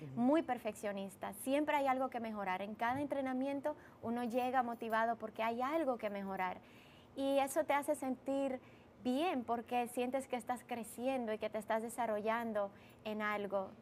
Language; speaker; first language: Spanish; early bilingual, other home language; Bulgarian